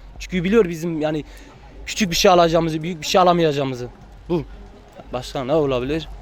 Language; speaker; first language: Turkish; non-native, local second language; Kurdish